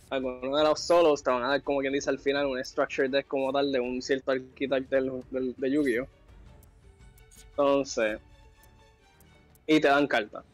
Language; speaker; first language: Spanish; native; Spanish